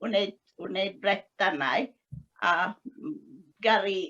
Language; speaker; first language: Welsh; non-native, learner; English